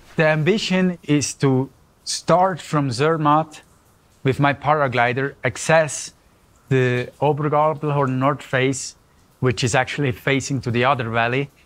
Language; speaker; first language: English; non-native, fluent; Swiss German